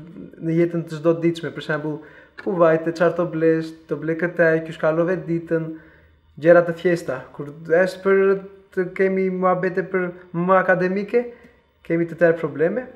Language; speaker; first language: Albanian; early bilingual, heritage; Albanian